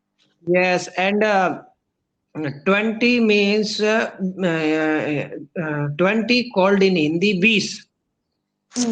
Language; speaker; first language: English; non-native, learner; Rajasthani